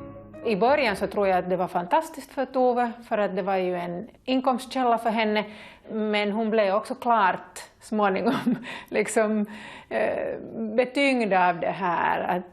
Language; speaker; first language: Swedish; native; Swedish